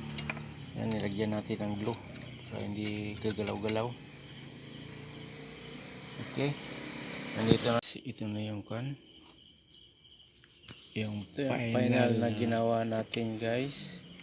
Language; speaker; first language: Filipino; non-native, local second language; Cebuano